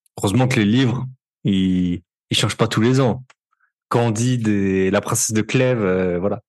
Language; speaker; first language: French; native; French